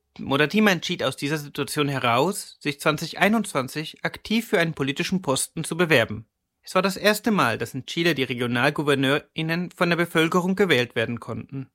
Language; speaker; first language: German; native; German